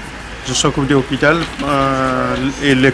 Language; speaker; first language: French; non-native, learner; Nepali